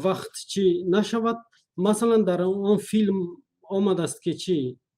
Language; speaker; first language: Persian; non-native, local second language; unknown